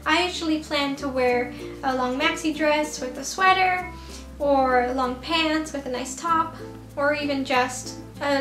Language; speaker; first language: English; native; English